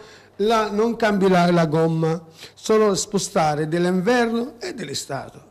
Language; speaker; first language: Italian; non-native, learner; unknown